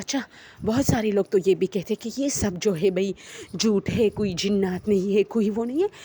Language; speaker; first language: Urdu; non-native, local second language; Pashto